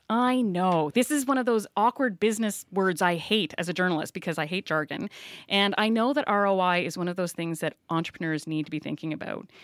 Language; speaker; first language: English; native; English